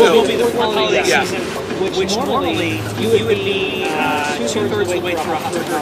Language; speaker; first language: English; native; English